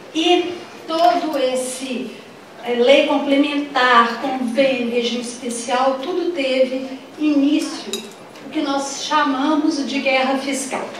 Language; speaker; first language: Portuguese; native; Portuguese